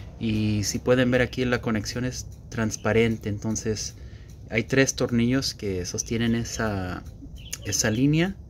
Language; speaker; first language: Spanish; early bilingual, heritage; Spanish